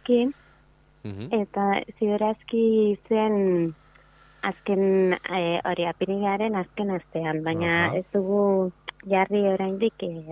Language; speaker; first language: Basque; non-native, local second language; Spanish